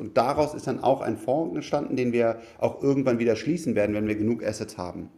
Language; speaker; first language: German; native; German